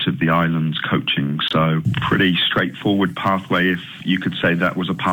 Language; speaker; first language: English; native; English